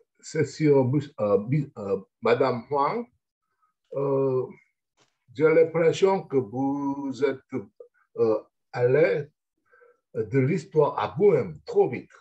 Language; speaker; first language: French; non-native, learner; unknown